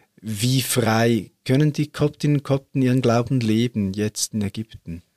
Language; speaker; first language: German; native; German